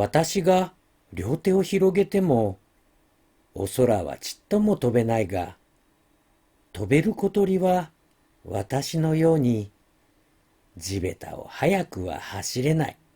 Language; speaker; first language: Japanese; native; Japanese